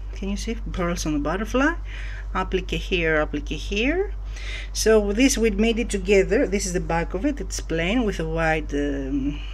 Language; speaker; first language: English; non-native, fluent; Greek